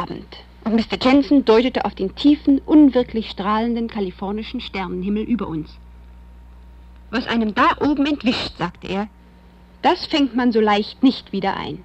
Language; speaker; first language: German; native; German